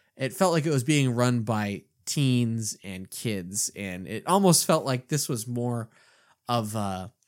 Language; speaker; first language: English; native; English